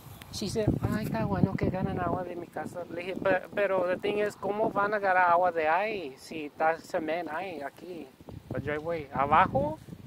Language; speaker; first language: Spanish; early bilingual, heritage; Spanish